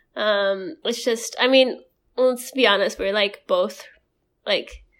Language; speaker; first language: English; non-native, fluent; Indonesian